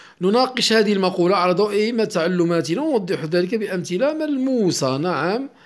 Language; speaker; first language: Arabic; native; Arabic